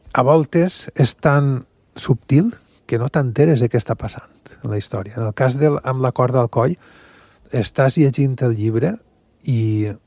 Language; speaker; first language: Catalan; native; Catalan